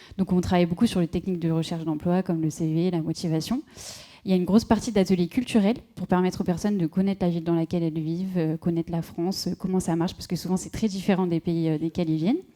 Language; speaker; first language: French; native; French